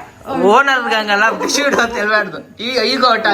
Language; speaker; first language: Kannada; native; Kannada